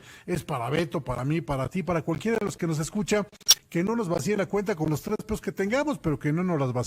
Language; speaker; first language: Spanish; native; Spanish